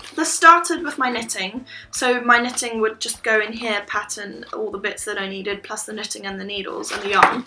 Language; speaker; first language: English; native; English